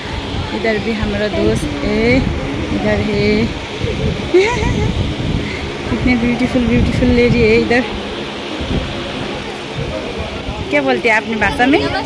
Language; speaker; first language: Hindi; non-native, learner; Nepali